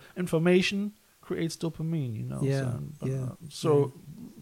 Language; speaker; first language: English; non-native, fluent; German